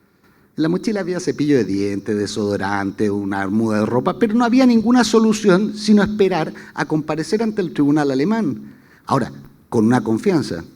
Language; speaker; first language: Spanish; native; Spanish